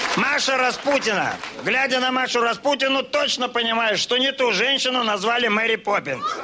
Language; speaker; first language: Russian; native; Russian